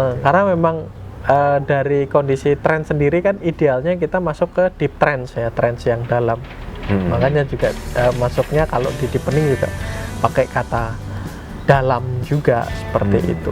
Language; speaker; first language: Indonesian; native; Indonesian